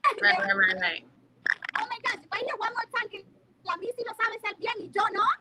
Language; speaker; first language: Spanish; early bilingual, heritage; Spanish